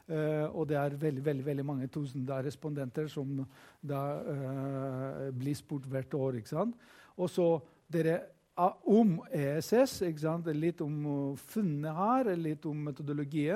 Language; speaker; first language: Norwegian; non-native, fluent; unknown